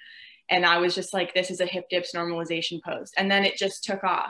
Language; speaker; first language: English; native; English